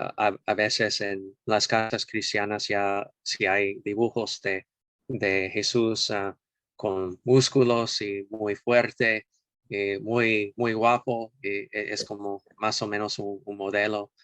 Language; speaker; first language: Spanish; non-native, fluent; English